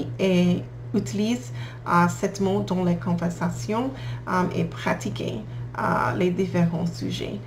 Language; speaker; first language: French; non-native, learner; English